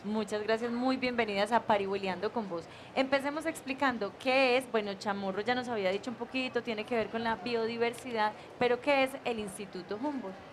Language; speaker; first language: Spanish; native; Spanish